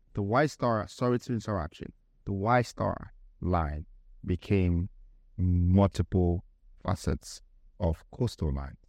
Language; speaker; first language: English; non-native, local second language; Akan